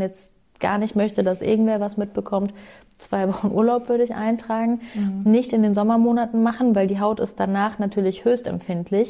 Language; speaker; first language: German; native; German